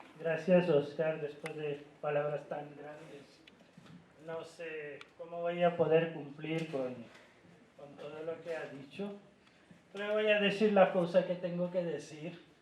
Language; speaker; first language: Spanish; non-native, fluent; Urdu